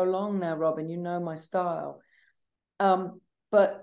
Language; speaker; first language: English; native; English